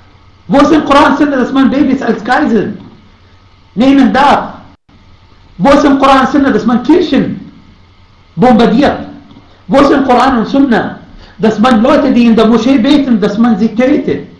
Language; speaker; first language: German; non-native, fluent; Arabic